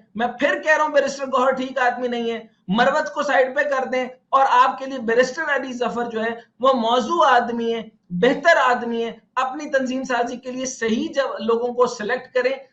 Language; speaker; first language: Urdu; non-native, local second language; Punjabi